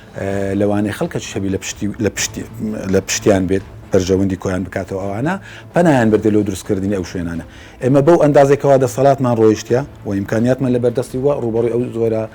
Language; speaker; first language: Central Kurdish; native; Central Kurdish